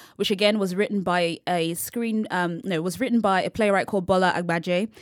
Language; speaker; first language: English; native; English